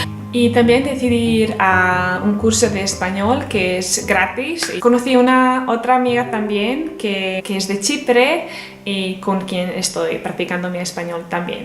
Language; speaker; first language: Spanish; non-native, fluent; Serbian